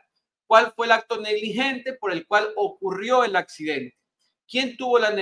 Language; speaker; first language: Spanish; native; Spanish